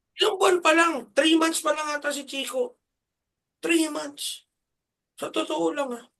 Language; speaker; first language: Filipino; native; Filipino